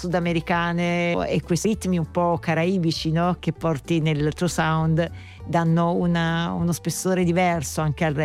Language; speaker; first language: Italian; native; Italian